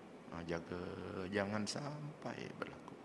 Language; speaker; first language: Malay; native; Malay